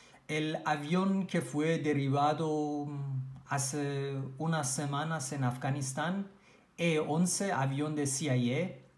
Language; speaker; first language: Spanish; non-native, learner; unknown